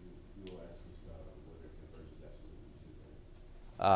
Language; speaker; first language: English; native; English